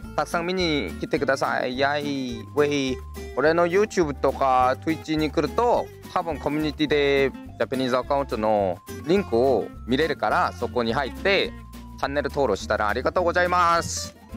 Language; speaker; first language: Japanese; non-native, fluent; Korean